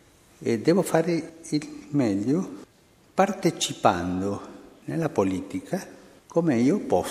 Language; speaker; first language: Italian; non-native, fluent; Spanish